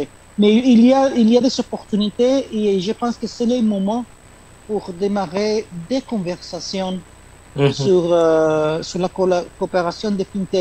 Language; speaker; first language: French; non-native, fluent; Spanish